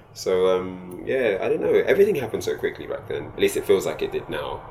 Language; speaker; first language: English; native; English